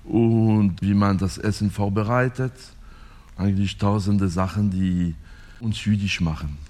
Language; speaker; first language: German; non-native, fluent; French